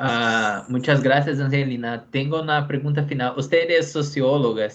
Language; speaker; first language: Spanish; non-native, fluent; Portuguese